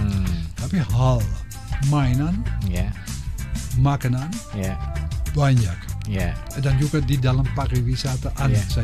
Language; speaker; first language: Indonesian; non-native, fluent; Dutch